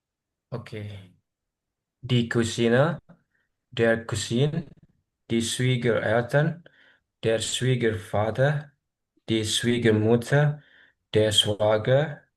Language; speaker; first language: German; non-native, learner; Indonesian